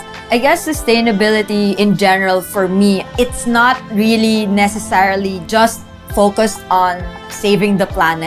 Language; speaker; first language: English; non-native, local second language; Filipino